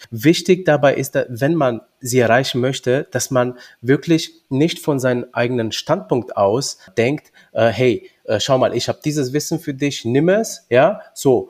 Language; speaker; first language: German; early bilingual, other home language; Romanian